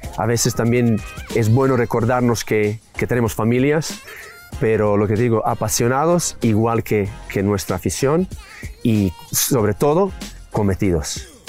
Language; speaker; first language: Spanish; non-native, fluent; Serbian